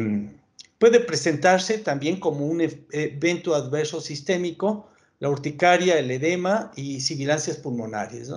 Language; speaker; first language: Spanish; native; Spanish